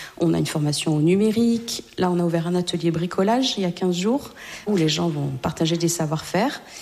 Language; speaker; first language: French; native; French